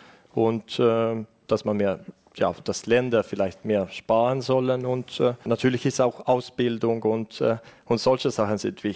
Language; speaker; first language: German; non-native, fluent; Estonian